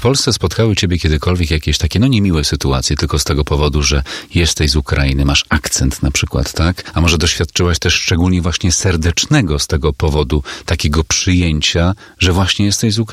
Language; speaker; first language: Polish; native; Polish